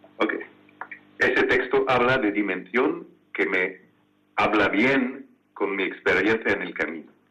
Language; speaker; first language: Spanish; non-native, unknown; French